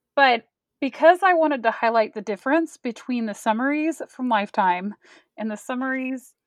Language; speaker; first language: English; native; English